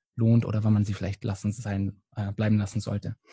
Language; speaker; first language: German; native; German